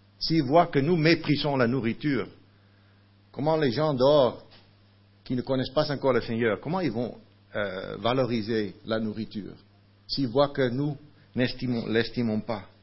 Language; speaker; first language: French; non-native, fluent; Dutch